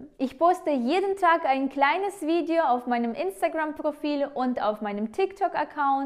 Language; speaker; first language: German; non-native, fluent; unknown